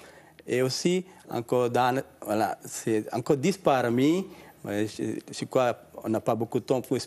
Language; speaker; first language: French; non-native, learner; Sinhala